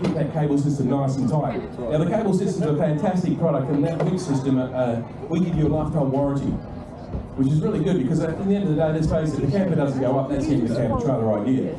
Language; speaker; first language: English; native; English